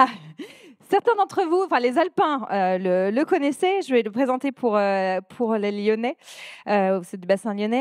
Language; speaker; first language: French; native; French